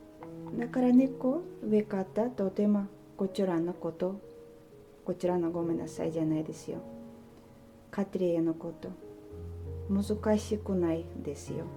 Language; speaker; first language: Japanese; non-native, learner; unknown